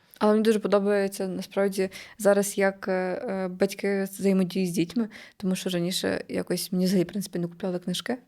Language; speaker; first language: Ukrainian; native; Ukrainian